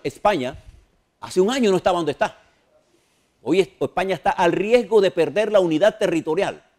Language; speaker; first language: Spanish; native; Spanish